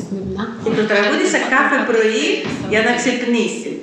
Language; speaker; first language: Greek; non-native, fluent; Ukrainian